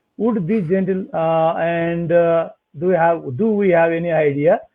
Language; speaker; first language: English; non-native, local second language; Nepali